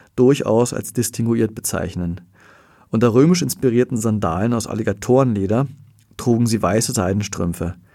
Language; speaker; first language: German; native; German